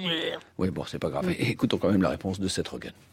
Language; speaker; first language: French; native; French